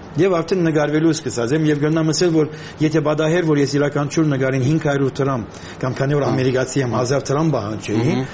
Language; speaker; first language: Armenian; native; Armenian